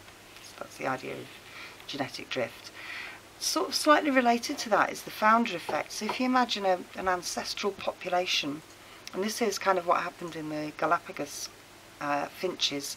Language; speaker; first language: English; native; English